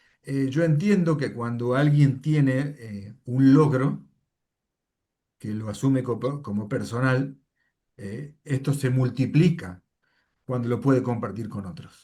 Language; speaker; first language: Spanish; native; Spanish